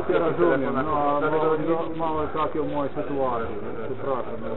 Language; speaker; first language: Polish; non-native, learner; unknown